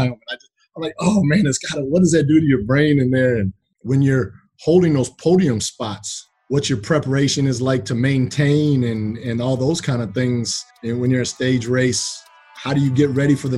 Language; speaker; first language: English; native; English